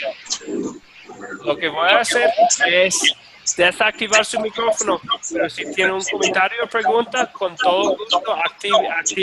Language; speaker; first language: Spanish; non-native, fluent; English